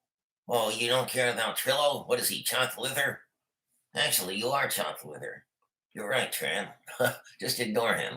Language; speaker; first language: English; native; English